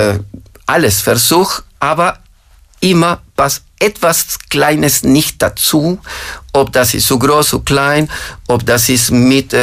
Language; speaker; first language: German; non-native, fluent; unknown